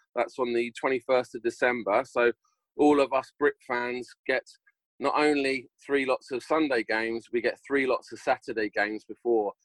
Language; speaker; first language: English; native; English